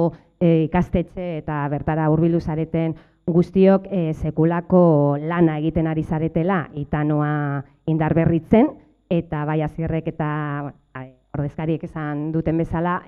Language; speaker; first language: Basque; native; Basque